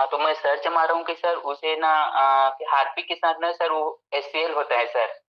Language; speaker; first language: Hindi; native; Hindi